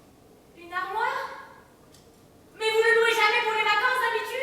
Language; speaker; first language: French; native; French